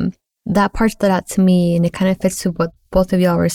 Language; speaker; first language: English; native; English